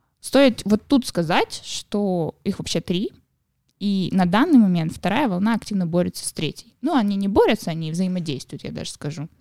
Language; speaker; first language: Russian; native; Russian